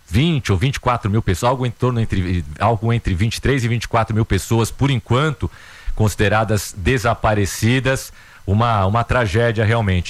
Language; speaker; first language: Portuguese; native; Portuguese